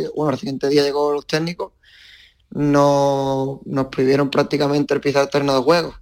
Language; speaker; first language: Spanish; native; Spanish